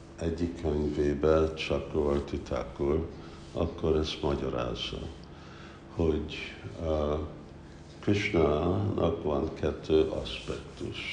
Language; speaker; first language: Hungarian; early bilingual, heritage; Hungarian